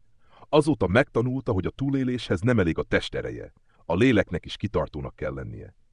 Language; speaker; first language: Hungarian; native; Hungarian